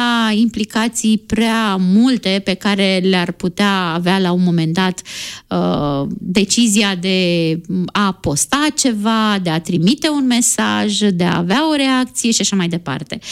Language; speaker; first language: Romanian; native; Romanian